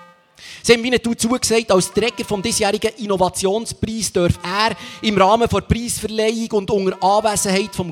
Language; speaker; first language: German; native; German